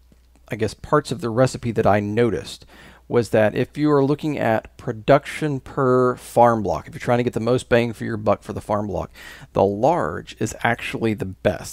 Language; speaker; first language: English; native; English